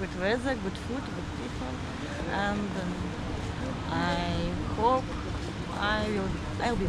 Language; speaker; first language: English; non-native, learner; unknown